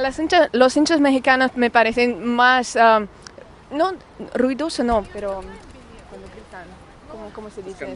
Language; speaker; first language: Spanish; non-native, learner; Russian